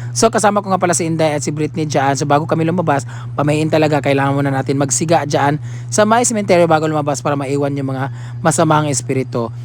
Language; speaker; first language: Filipino; non-native, local second language; Cebuano